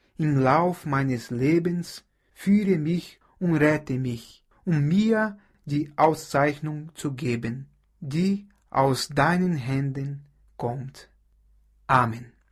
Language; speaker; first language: German; non-native, fluent; Portuguese